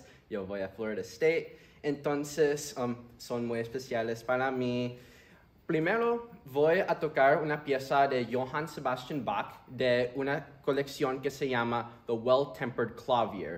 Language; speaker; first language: Spanish; early bilingual, heritage; Spanish